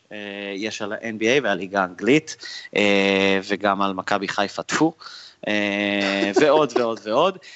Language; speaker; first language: Hebrew; native; Hebrew